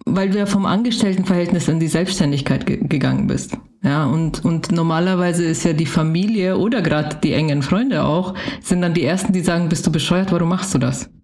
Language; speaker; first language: German; native; German